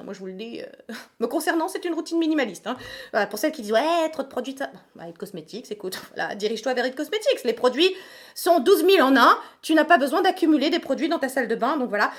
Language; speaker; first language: French; native; French